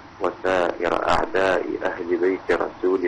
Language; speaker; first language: Arabic; native; Arabic